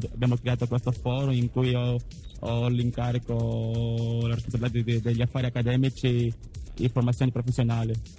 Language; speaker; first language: Italian; non-native, fluent; Portuguese